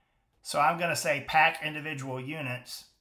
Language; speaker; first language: English; native; English